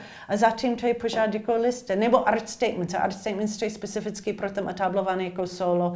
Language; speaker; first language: Czech; non-native, learner; English